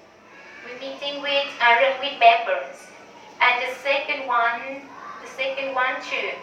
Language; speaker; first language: English; non-native, learner; Thai